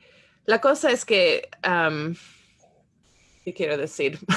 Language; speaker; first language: Spanish; non-native, fluent; English